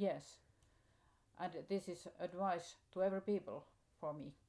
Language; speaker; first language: English; non-native, learner; Finnish